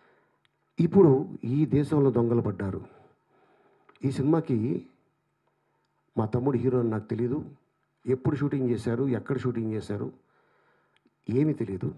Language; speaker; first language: Telugu; native; Telugu